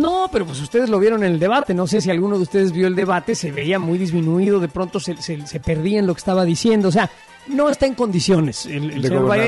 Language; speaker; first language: Spanish; native; Spanish